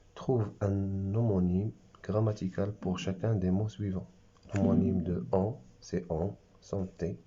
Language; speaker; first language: French; non-native, local second language; Arabic